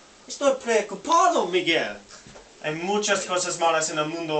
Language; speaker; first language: Spanish; non-native, learner; English